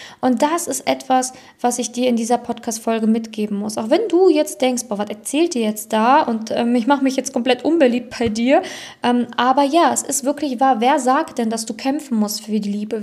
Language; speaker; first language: German; native; German